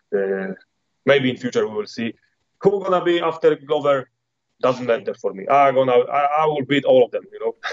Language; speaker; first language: English; non-native, learner; Polish